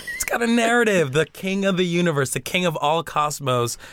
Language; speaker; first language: English; early bilingual, other home language; Spanish